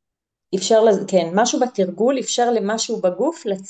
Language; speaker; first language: Hebrew; native; Hebrew